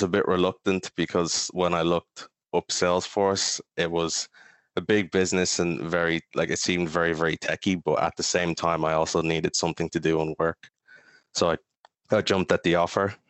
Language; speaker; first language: English; native; English